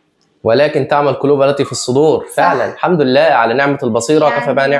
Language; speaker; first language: Arabic; native; Arabic